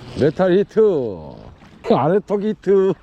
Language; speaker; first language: Korean; native; Korean